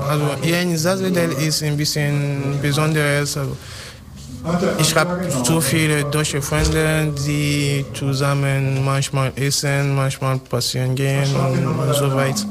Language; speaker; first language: German; non-native, learner; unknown